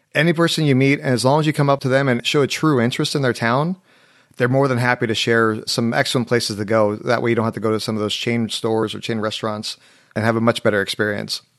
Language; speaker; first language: English; native; English